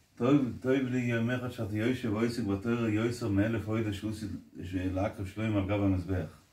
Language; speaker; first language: Hebrew; non-native, local second language; Yiddish